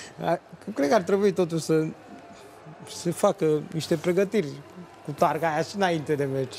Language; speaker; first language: Romanian; native; Romanian